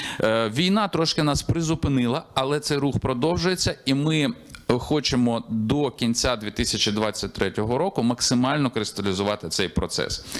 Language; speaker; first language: Ukrainian; native; Ukrainian